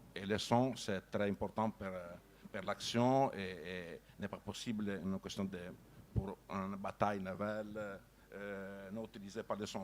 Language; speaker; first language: French; non-native, learner; Italian